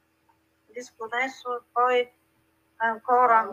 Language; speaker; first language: Italian; non-native, learner; Bulgarian